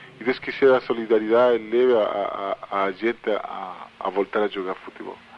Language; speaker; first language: Portuguese; non-native, fluent; Spanish